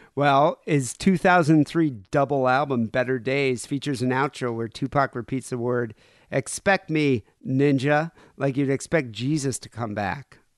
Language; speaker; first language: English; native; English